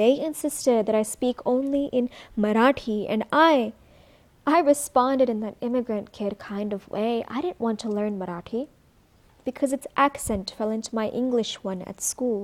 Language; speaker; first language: English; early bilingual, other home language; Marathi